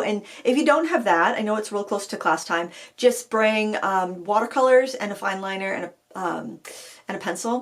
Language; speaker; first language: English; native; English